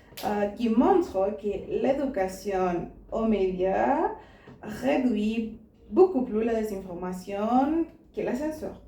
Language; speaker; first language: French; non-native, learner; Spanish